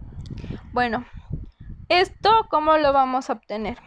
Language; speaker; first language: Spanish; native; Spanish